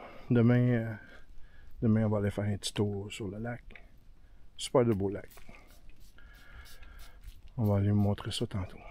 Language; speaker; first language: French; native; French